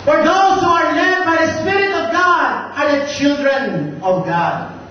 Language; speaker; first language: English; non-native, local second language; Filipino